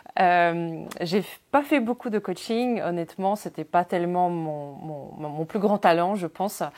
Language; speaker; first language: French; non-native, fluent; Ukrainian